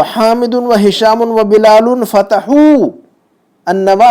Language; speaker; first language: Arabic; non-native, fluent; Urdu